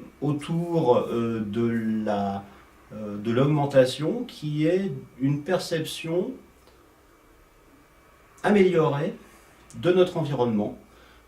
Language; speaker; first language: French; native; French